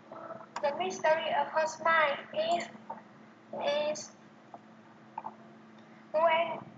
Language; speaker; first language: English; non-native, learner; Vietnamese